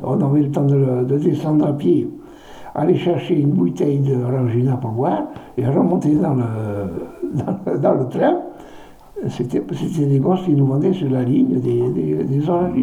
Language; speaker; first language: French; native; French